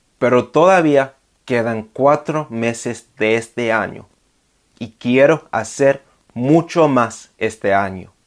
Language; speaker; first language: Spanish; non-native, fluent; English